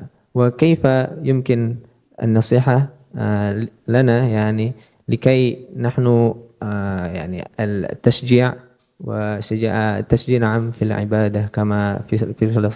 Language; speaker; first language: Arabic; non-native, learner; Indonesian